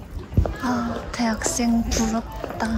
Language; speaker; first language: Korean; non-native, fluent; Japanese